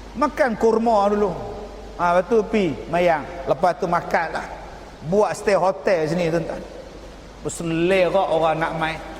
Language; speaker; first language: Malay; native; Malay